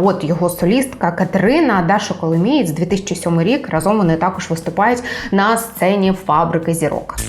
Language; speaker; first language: Ukrainian; native; Ukrainian